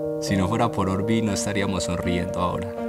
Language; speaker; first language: Spanish; native; Spanish